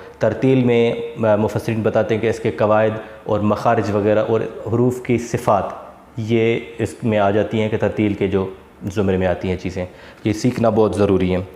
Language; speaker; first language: Urdu; non-native, local second language; Sindhi